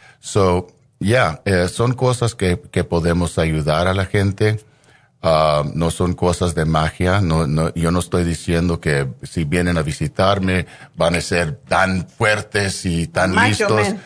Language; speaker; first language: Spanish; early bilingual, heritage; Spanish